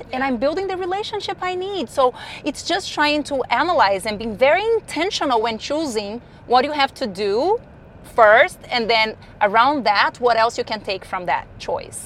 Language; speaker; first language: English; non-native, fluent; Portuguese